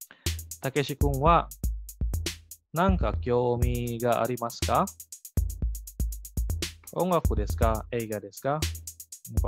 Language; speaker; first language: Japanese; non-native, fluent; Indonesian